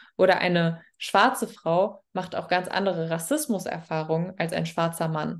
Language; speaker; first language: German; native; German